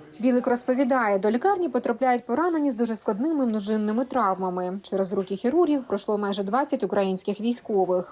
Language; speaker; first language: Ukrainian; native; Ukrainian